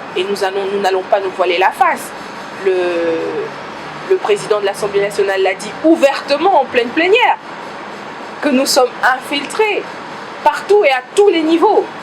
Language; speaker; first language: French; non-native, local second language; Lingala